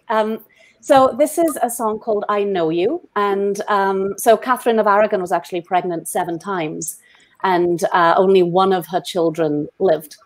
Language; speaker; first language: English; native; English